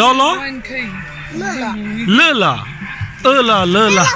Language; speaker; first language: Chinese; non-native, learner; Punjabi